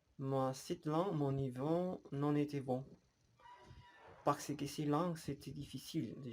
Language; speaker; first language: French; non-native, learner; Spanish